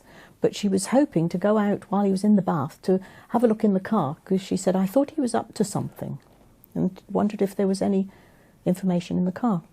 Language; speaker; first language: English; native; English